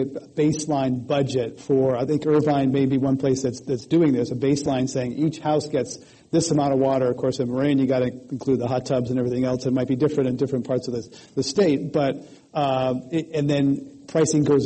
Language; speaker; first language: English; native; English